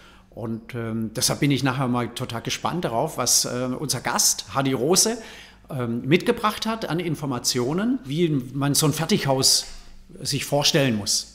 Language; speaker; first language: German; native; German